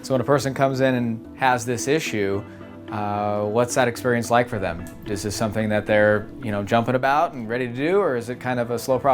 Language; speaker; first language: English; native; English